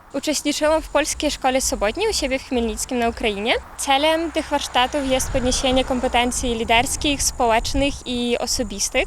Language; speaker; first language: Polish; non-native, fluent; Ukrainian